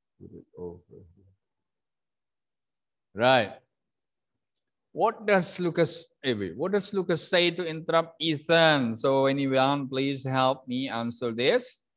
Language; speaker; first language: English; non-native, fluent; Indonesian